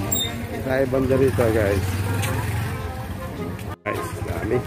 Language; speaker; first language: Filipino; native; Filipino